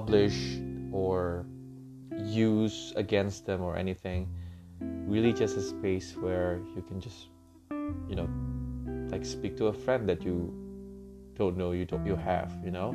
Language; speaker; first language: English; non-native, fluent; Indonesian